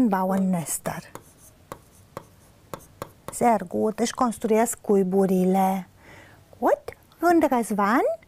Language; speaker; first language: German; non-native, fluent; Romanian